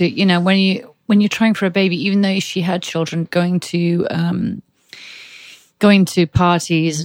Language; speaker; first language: English; native; English